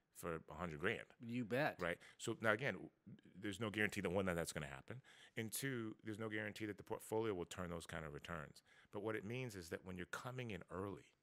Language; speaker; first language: English; native; English